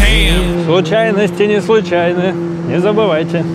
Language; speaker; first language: Russian; native; Russian